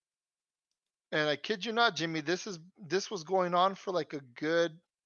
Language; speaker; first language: English; early bilingual, other home language; Spanish